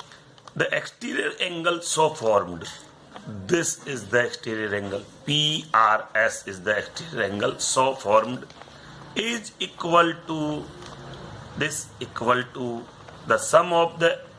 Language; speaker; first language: English; non-native, local second language; Hindi